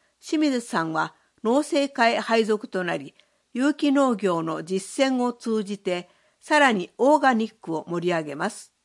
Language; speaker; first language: Japanese; native; Japanese